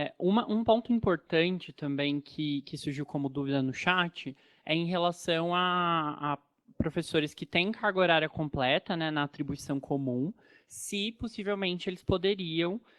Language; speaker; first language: Portuguese; native; Portuguese